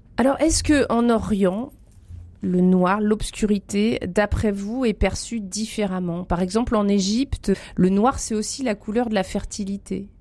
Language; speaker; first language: French; native; French